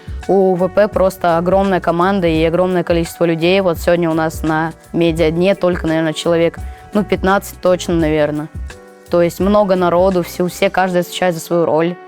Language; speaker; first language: Russian; native; Russian